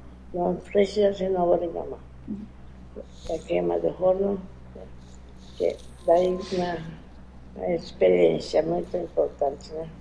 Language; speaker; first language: Portuguese; non-native, learner; Japanese